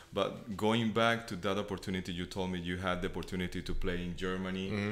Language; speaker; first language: English; non-native, fluent; Spanish